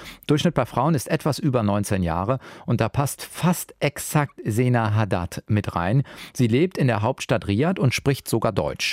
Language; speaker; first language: German; native; German